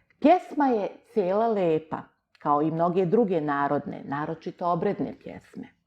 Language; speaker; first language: Bosnian; native; Bosnian